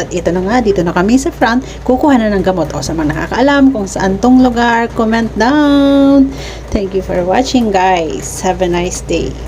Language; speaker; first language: Filipino; non-native, local second language; Bikol